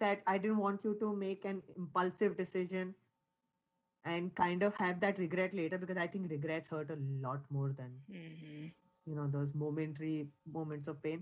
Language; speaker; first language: English; non-native, local second language; Hindi